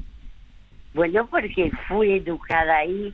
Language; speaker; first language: Spanish; early bilingual, other home language; French